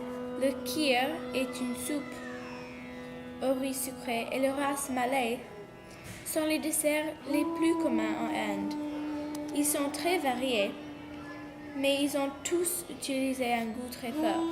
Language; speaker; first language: French; non-native, learner; English